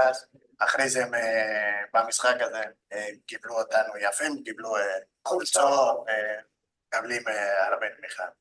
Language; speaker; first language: Hebrew; non-native, fluent; Spanish